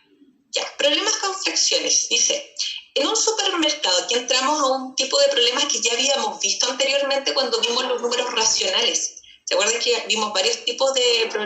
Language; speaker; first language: Spanish; native; Spanish